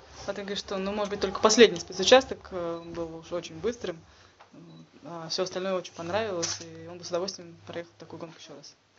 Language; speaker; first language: Russian; native; Russian